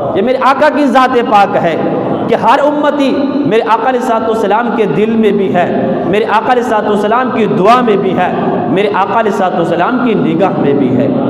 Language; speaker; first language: Urdu; non-native, local second language; Punjabi